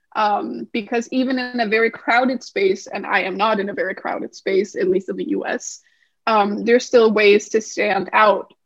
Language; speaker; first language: English; non-native, fluent; Danish